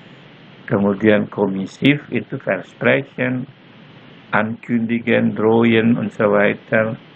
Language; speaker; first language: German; non-native, fluent; Indonesian